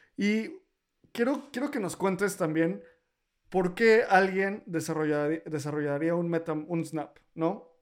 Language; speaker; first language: Spanish; native; Spanish